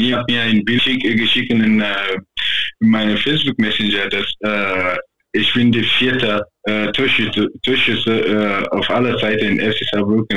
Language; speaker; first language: German; non-native, fluent; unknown